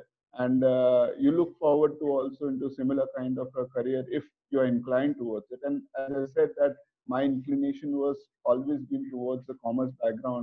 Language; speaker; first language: English; non-native, local second language; Hindi